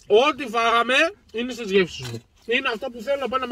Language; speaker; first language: Greek; native; Greek